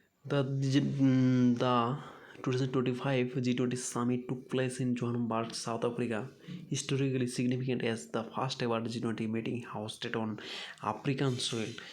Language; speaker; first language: English; non-native, local second language; Bangla